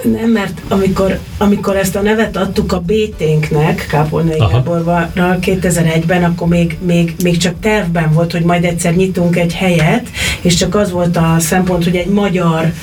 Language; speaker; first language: Hungarian; native; Hungarian